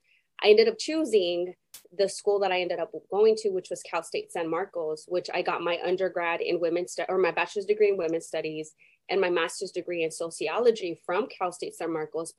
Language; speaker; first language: English; non-native, fluent; Spanish